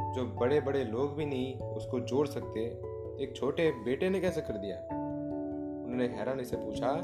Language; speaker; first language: Hindi; non-native, local second language; Gujarati